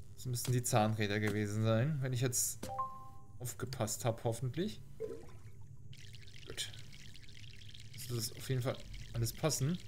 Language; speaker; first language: German; native; German